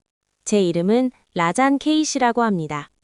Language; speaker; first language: Korean; non-native, learner; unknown